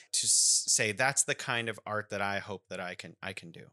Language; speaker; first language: English; native; English